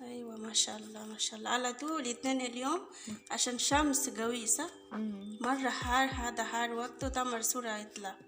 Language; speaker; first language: Arabic; non-native, learner; Bangla